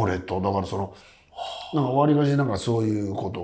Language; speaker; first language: Japanese; native; Japanese